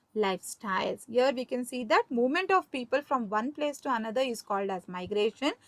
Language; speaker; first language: English; non-native, local second language; Kannada